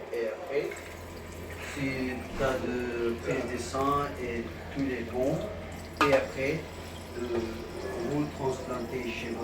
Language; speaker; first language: French; non-native, learner; Pashto